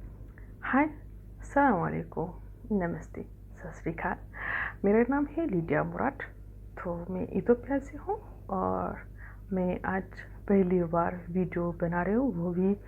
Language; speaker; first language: Hindi; non-native, fluent; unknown